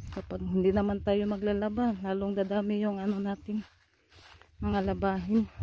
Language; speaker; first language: Filipino; non-native, local second language; Cebuano